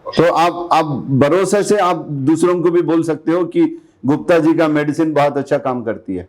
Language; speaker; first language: Hindi; non-native, local second language; Telugu